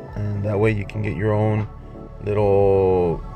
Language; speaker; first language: English; early bilingual, other home language; Spanish